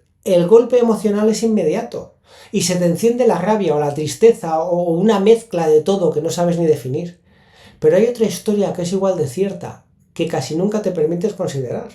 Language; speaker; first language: Spanish; native; Spanish